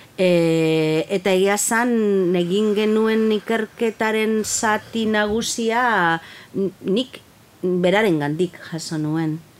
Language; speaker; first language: Basque; native; Basque